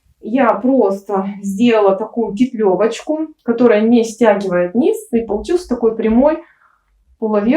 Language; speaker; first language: Russian; native; Russian